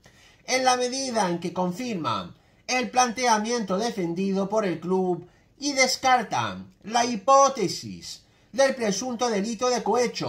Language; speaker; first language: Spanish; native; Spanish